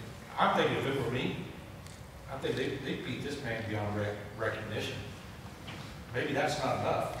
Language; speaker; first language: English; native; English